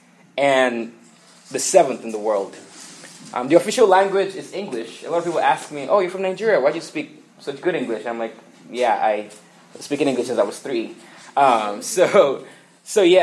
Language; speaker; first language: English; non-native, local second language; Igbo